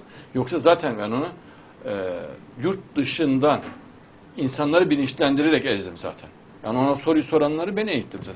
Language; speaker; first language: Turkish; native; Turkish